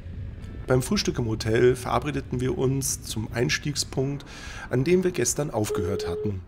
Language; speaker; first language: German; native; German